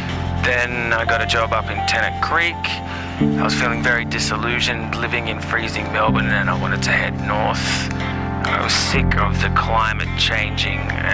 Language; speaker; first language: English; native; English